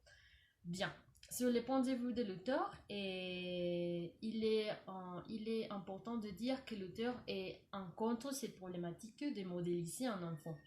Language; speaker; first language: French; non-native, learner; Spanish